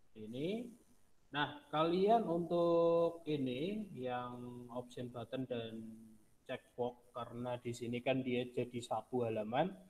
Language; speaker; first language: Indonesian; non-native, local second language; Javanese